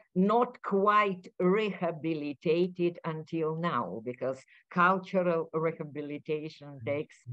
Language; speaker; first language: English; non-native, fluent; Ukrainian